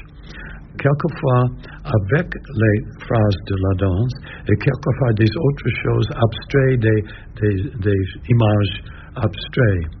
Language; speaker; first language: French; non-native, learner; English